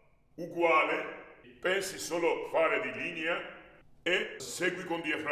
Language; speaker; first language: Italian; non-native, learner; Georgian